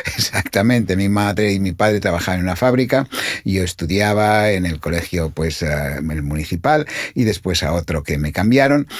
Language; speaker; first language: Spanish; non-native, local second language; Catalan